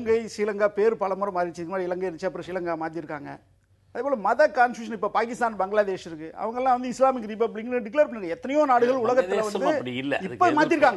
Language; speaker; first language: Tamil; native; Tamil